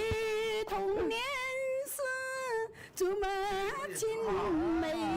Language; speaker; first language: Chinese; native; Chinese